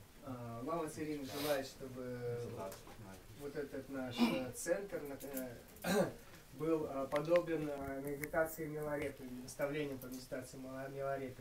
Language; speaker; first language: Russian; native; Russian